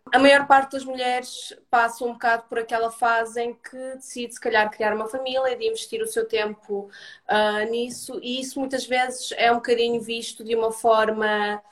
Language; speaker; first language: Portuguese; early bilingual, other home language; Russian